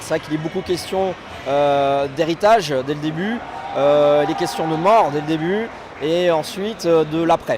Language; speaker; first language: French; native; French